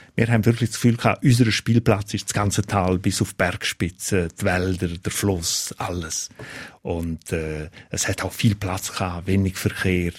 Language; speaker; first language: German; non-native, local second language; Romansh